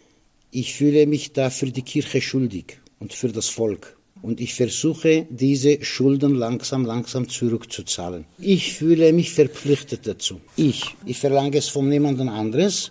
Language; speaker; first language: German; non-native, fluent; Aramaic